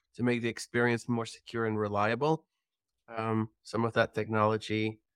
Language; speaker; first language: English; non-native, fluent; Dutch